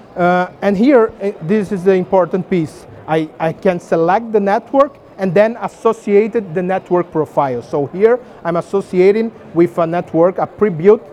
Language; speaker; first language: English; non-native, fluent; Portuguese